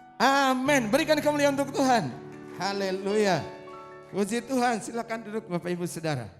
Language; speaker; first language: Indonesian; non-native, local second language; Tetum